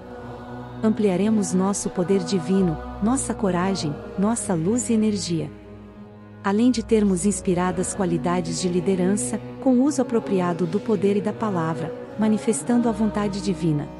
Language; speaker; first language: Portuguese; native; Portuguese